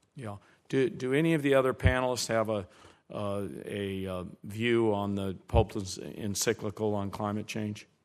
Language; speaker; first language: English; native; English